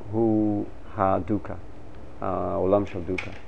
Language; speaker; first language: Hebrew; non-native, fluent; English